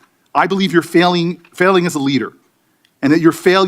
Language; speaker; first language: English; native; English